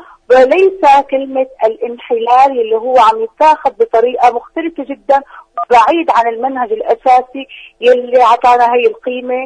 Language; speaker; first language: Arabic; native; Arabic